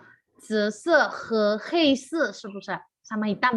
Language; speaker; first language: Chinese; non-native, fluent; Indonesian